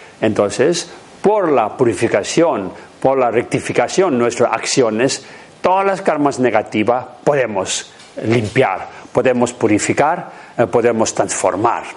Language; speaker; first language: Spanish; non-native, learner; Tibetan